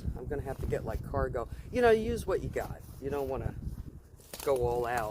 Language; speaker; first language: English; native; English